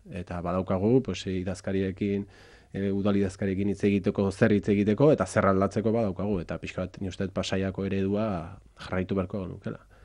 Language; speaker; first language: Basque; native; Basque